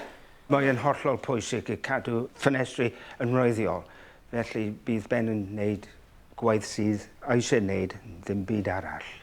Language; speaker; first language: Welsh; non-native, local second language; English